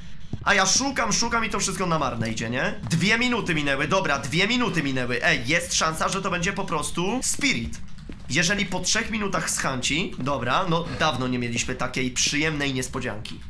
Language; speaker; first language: Polish; native; Polish